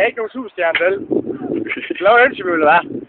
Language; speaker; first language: Danish; early bilingual, other home language; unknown